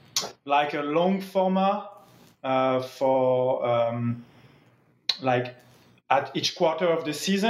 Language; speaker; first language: English; non-native, fluent; French